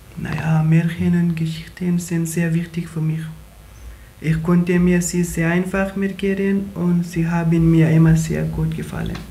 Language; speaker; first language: German; non-native, learner; Pashto